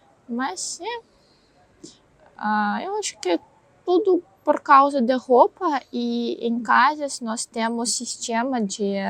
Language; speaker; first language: Portuguese; non-native, learner; Russian